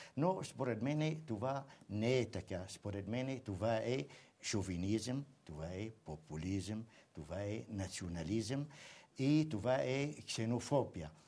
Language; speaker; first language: Bulgarian; non-native, fluent; Arabic